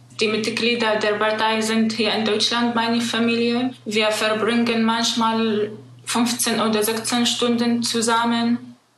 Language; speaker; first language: German; non-native, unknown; Arabic